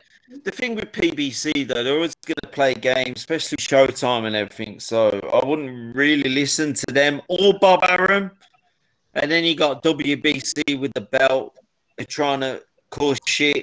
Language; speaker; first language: English; native; English